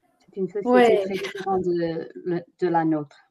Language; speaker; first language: French; non-native, fluent; English